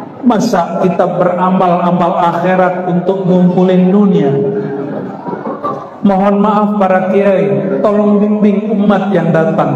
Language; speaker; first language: Indonesian; native; Indonesian